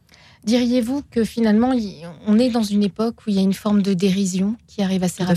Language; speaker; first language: French; native; French